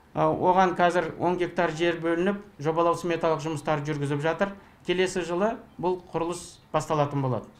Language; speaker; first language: Kazakh; native; Kazakh